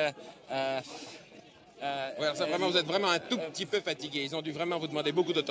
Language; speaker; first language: French; native; French